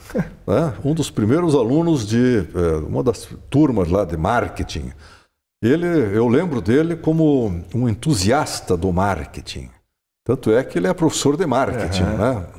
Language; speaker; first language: Portuguese; non-native, local second language; German